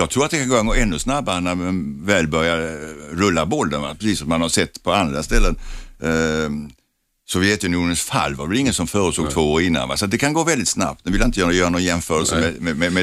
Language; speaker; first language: Swedish; native; Swedish